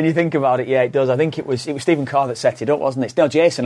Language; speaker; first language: English; native; English